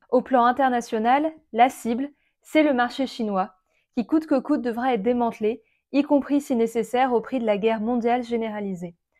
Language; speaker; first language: French; native; French